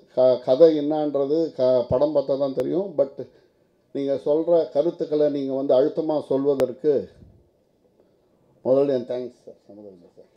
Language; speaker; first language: Tamil; native; Tamil